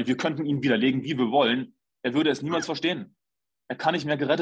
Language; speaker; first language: German; native; German